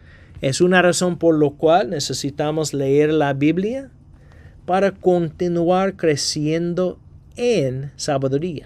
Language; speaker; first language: Spanish; non-native, fluent; English